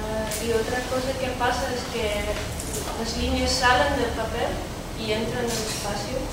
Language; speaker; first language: Spanish; non-native, fluent; Dutch